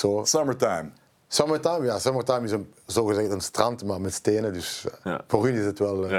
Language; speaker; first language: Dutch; non-native, local second language; French